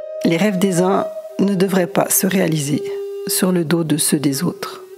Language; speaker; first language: French; native; French